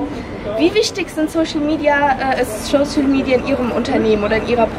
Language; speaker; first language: German; native; German